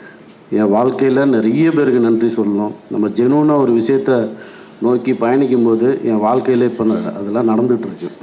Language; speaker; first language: Tamil; native; Tamil